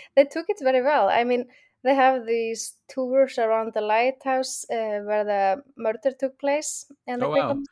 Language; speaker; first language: English; non-native, fluent; Icelandic